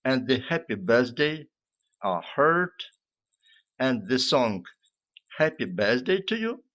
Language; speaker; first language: English; non-native, fluent; Ukrainian